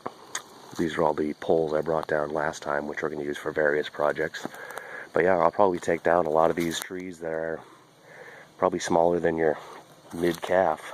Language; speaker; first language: English; native; English